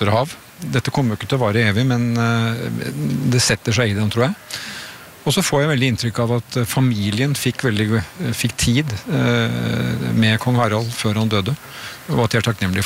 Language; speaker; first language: Norwegian; native; Norwegian